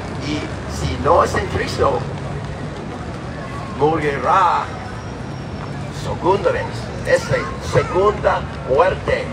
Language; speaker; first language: Spanish; non-native, learner; English